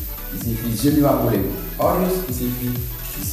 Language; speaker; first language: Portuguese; non-native, learner; Haitian Creole